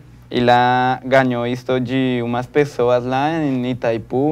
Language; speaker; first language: Portuguese; non-native, learner; Spanish